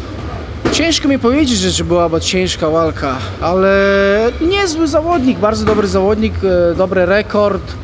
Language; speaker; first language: Polish; non-native, fluent; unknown